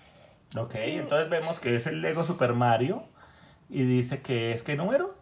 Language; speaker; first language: Spanish; native; Spanish